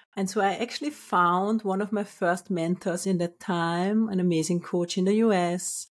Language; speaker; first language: English; non-native, fluent; German